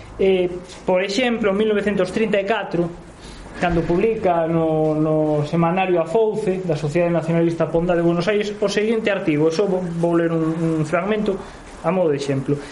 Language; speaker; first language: Galician; native; Galician